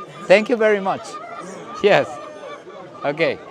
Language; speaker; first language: English; non-native, learner; Spanish